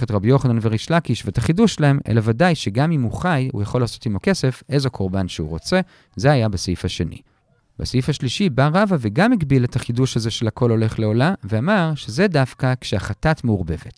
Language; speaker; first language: Hebrew; native; Hebrew